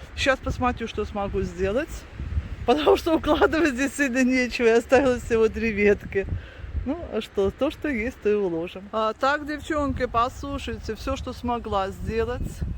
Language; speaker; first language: Russian; native; Russian